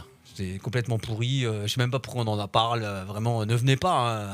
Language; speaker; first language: French; native; French